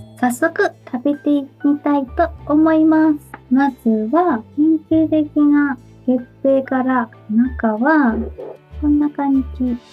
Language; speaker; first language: Japanese; non-native, fluent; Chinese